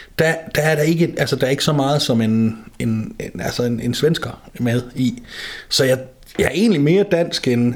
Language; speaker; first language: Danish; native; Danish